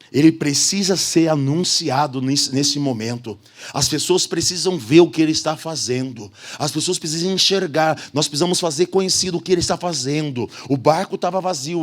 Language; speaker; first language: Portuguese; native; Portuguese